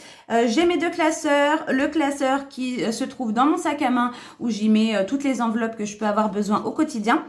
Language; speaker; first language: French; native; French